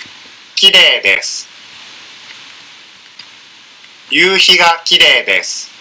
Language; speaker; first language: Japanese; non-native, learner; Indonesian